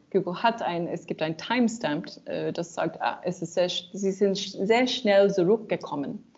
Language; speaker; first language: German; non-native, learner; English